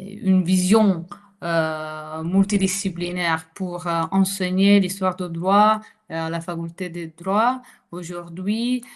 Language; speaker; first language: French; non-native, fluent; Italian